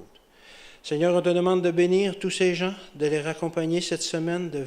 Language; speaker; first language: French; native; French